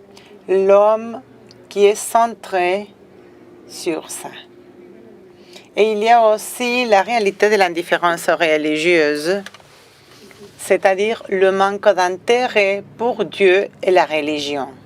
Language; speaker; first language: French; non-native, fluent; Spanish